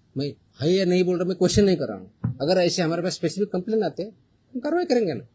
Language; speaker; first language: Hindi; non-native, local second language; Marathi